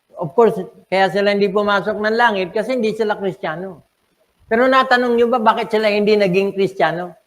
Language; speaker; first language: Filipino; non-native, local second language; Cebuano